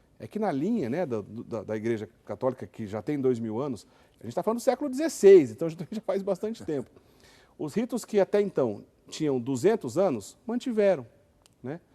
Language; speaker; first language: Portuguese; native; Portuguese